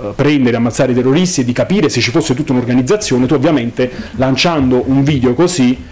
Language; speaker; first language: Italian; native; Italian